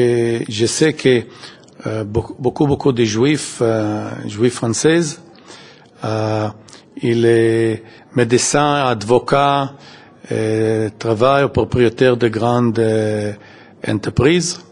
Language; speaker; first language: French; non-native, fluent; Hebrew